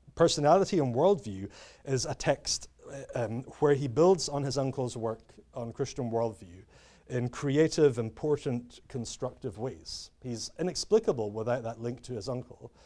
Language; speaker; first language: English; native; English